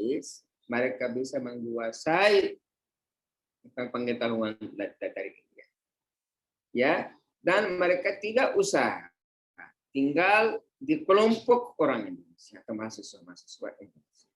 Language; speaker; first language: Indonesian; non-native, fluent; Hindi